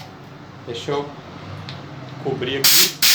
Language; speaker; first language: Portuguese; native; Portuguese